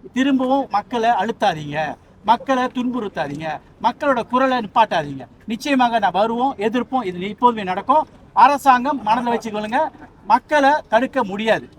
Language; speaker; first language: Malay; non-native, local second language; Tamil